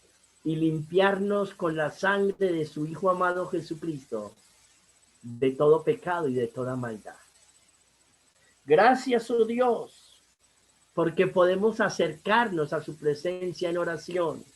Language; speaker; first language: Spanish; native; Spanish